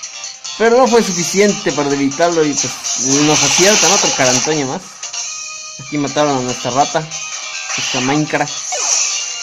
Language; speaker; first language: Spanish; native; Spanish